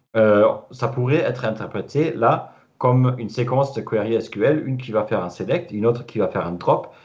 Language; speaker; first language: French; non-native, fluent; German